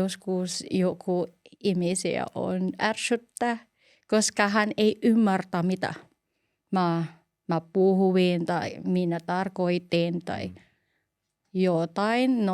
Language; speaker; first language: Finnish; non-native, learner; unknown